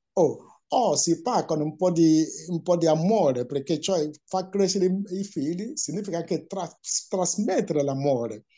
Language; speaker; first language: Italian; non-native, fluent; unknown